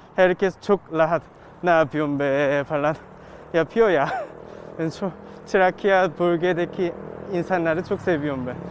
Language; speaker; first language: Turkish; non-native, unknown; Korean